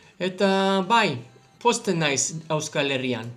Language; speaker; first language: Basque; non-native, learner; English